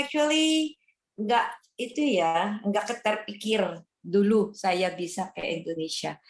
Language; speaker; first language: Indonesian; non-native, fluent; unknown